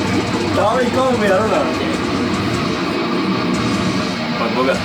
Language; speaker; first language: Latvian; native; Latvian